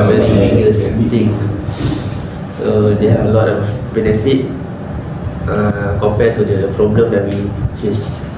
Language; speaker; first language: English; non-native, learner; Malay